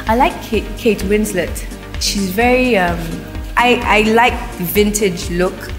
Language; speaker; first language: English; non-native, local second language; Yoruba